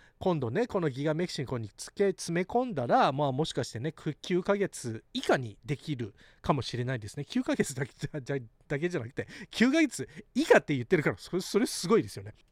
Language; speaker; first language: Japanese; early bilingual, heritage; Japanese